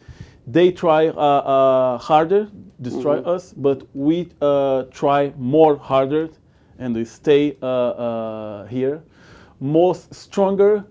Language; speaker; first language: English; non-native, learner; Portuguese